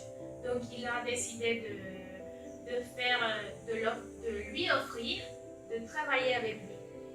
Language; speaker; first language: French; non-native, learner; Spanish